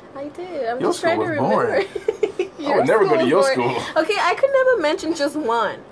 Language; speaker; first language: English; native; English